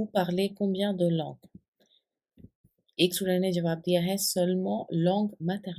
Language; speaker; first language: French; non-native, fluent; Hindi